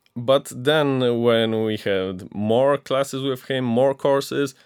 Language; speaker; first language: English; non-native, fluent; Polish